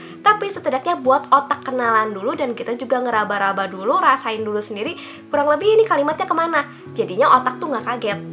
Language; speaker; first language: Indonesian; native; Indonesian